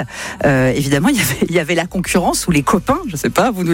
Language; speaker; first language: French; native; French